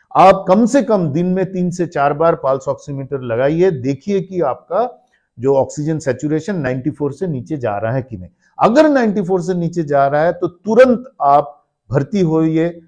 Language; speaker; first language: Hindi; non-native, local second language; Bangla